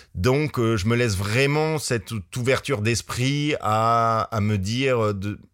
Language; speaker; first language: French; native; French